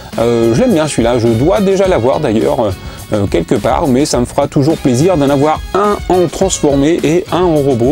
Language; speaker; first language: French; native; French